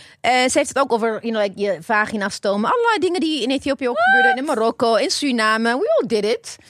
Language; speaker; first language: Dutch; non-native, fluent; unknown